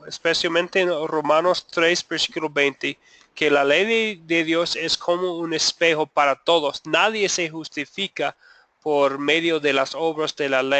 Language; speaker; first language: Spanish; non-native, fluent; English